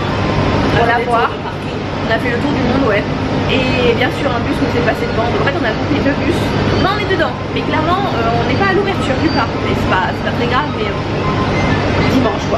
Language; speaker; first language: French; native; French